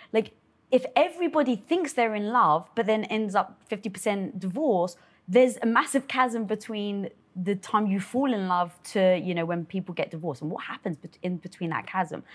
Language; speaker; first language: English; native; English